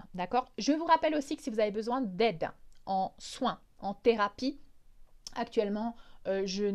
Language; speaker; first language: French; native; French